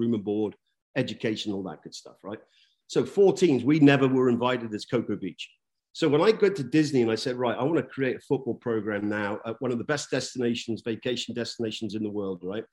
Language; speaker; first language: English; native; English